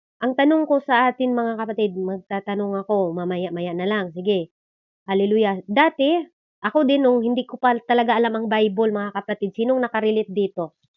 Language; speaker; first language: Filipino; non-native, local second language; Cebuano